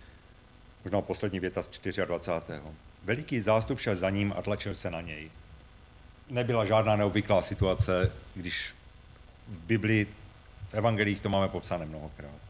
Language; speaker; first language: Czech; native; Czech